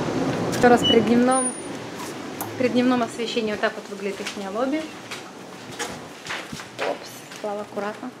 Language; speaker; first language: Russian; native; Russian